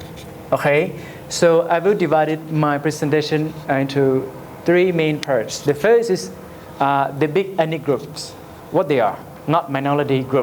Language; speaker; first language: English; non-native, learner; Lao